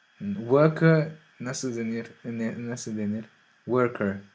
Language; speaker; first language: Turkish; non-native, learner; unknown